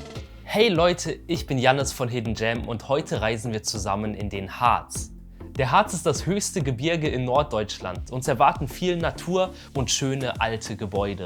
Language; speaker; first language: German; native; German